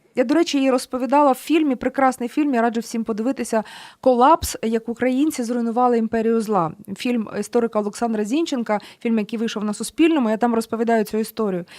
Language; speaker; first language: Ukrainian; native; Ukrainian